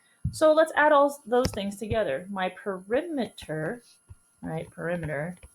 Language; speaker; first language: English; native; English